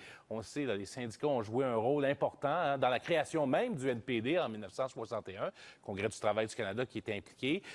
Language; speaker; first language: French; native; French